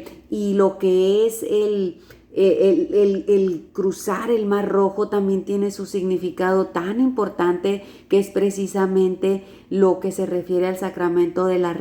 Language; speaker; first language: Spanish; native; Spanish